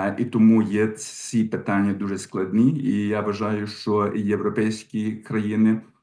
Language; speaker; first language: Ukrainian; early bilingual, heritage; Ukrainian